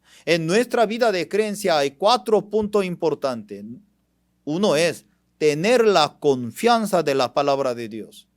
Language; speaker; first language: Spanish; non-native, fluent; Korean